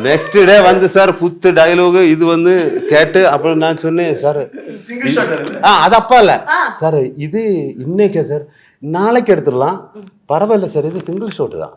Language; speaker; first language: Tamil; non-native, learner; Malayalam